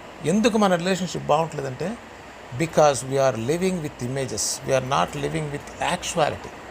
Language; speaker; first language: English; non-native, local second language; Telugu